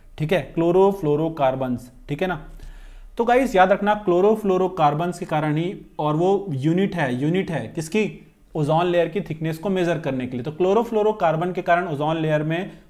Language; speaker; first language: Hindi; native; Hindi